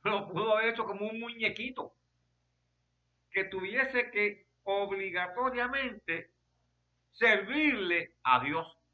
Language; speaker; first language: Spanish; native; Spanish